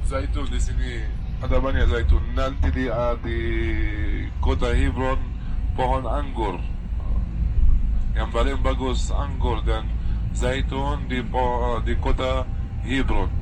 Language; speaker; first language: Indonesian; non-native, fluent; Arabic